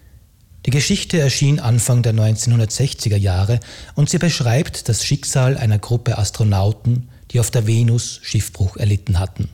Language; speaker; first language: German; native; German